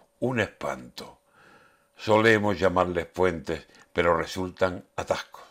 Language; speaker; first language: Spanish; native; Spanish